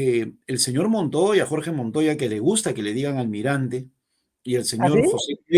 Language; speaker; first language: Spanish; native; Spanish